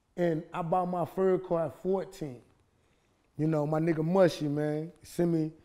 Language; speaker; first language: English; native; English